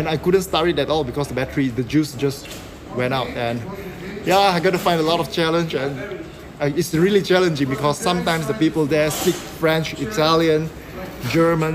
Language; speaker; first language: English; non-native, local second language; Chinese